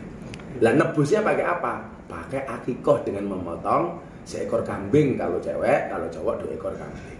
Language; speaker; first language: Indonesian; native; Indonesian